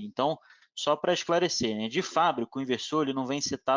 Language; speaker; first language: Portuguese; native; Portuguese